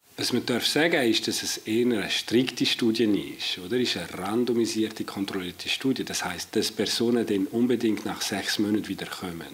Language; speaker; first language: German; non-native, local second language; French